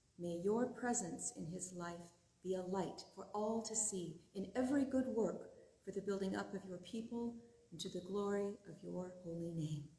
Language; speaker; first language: English; native; English